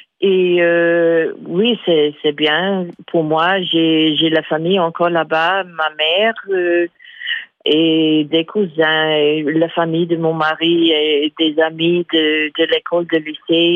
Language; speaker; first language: French; non-native, fluent; English